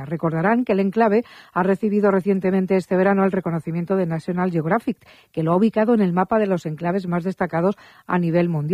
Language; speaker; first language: Spanish; native; Spanish